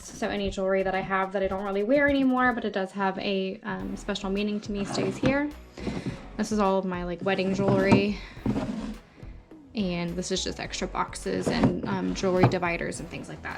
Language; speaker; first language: English; native; English